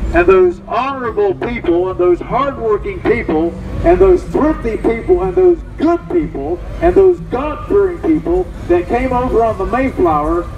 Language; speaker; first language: English; native; English